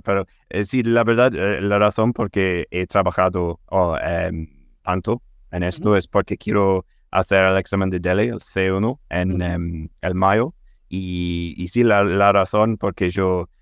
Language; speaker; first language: Spanish; non-native, fluent; English